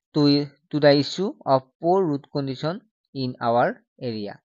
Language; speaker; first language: English; non-native, local second language; Assamese